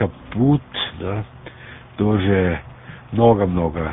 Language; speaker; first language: Russian; non-native, learner; German